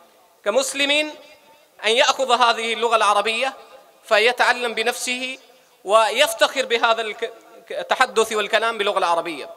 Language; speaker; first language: Arabic; non-native, fluent; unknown